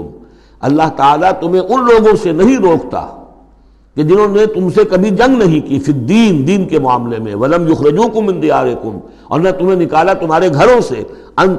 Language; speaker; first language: Urdu; native; Urdu